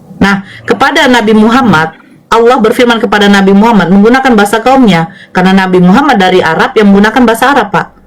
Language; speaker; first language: Indonesian; native; Indonesian